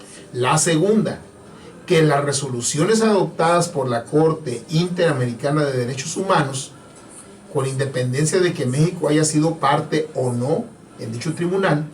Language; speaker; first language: Spanish; native; Spanish